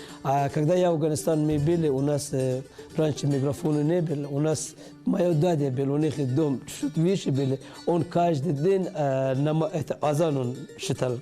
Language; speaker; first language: Russian; non-native, learner; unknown